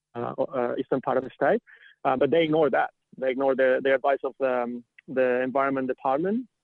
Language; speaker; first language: English; non-native, fluent; Catalan